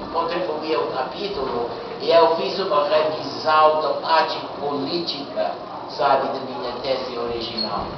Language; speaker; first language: Portuguese; non-native, fluent; English